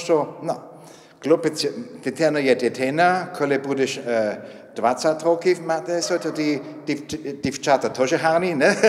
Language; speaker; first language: Ukrainian; non-native, fluent; German